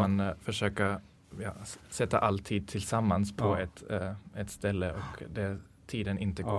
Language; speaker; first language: Swedish; non-native, fluent; German